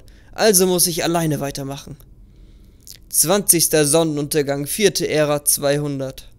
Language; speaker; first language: German; native; German